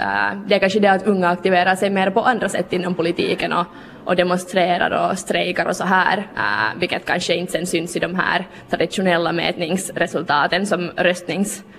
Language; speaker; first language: Swedish; native; Swedish